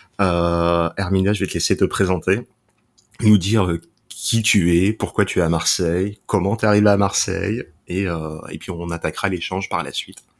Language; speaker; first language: French; native; French